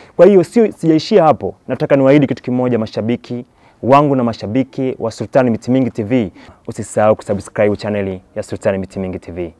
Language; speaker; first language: Swahili; native; Swahili